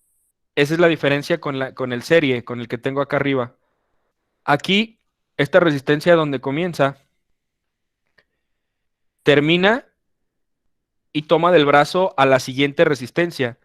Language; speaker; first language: Spanish; native; Spanish